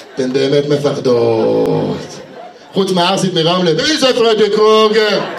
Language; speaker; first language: Hebrew; native; Hebrew